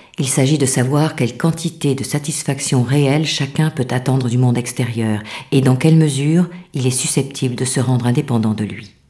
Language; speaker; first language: French; native; French